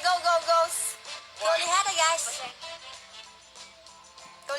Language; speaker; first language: Indonesian; non-native, learner; Vietnamese